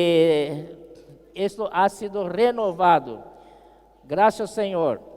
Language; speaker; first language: Spanish; non-native, fluent; Portuguese